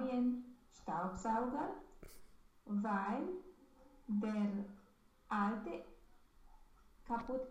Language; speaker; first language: German; non-native, learner; Romanian